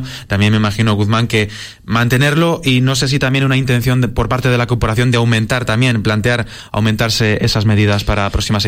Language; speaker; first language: Spanish; native; Spanish